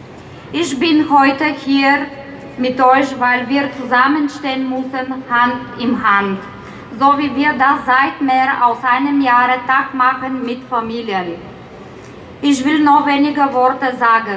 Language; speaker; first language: German; non-native, fluent; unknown